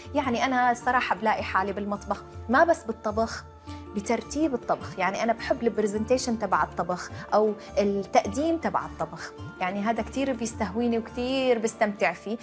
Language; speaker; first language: Arabic; native; Arabic